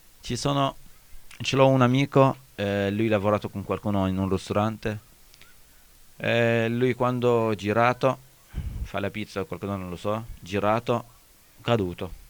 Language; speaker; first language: Italian; non-native, learner; Arabic